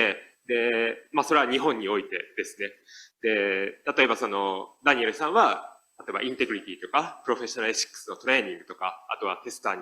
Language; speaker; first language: Japanese; native; Japanese